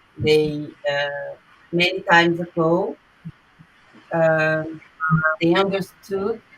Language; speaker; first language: English; non-native, learner; Portuguese